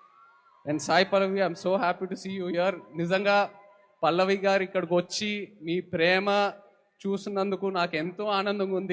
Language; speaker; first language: Telugu; native; Telugu